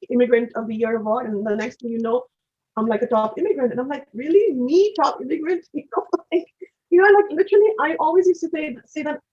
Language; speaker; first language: English; non-native, local second language; Hindi